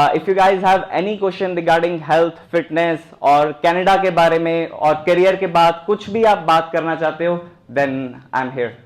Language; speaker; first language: Hindi; native; Hindi